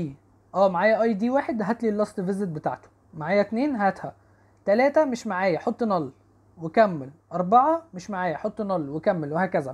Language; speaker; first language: Arabic; native; Arabic